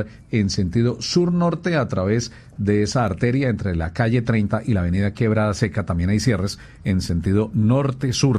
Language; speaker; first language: Spanish; native; Spanish